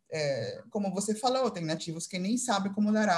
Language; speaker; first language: Portuguese; non-native, fluent; Dutch